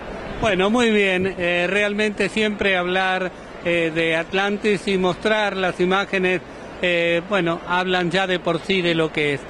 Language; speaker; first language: Spanish; native; Spanish